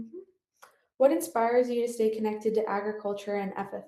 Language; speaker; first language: English; native; English